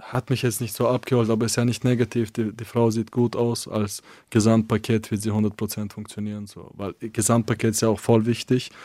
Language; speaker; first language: German; non-native, fluent; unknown